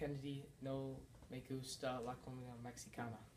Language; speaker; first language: Spanish; non-native, learner; English